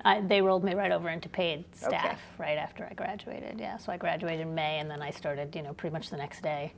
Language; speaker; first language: English; native; English